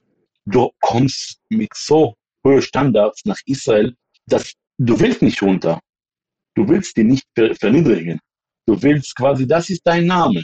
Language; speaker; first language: German; non-native, fluent; Hebrew